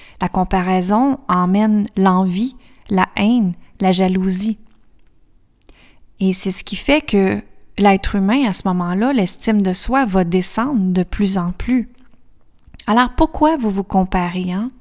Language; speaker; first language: French; native; French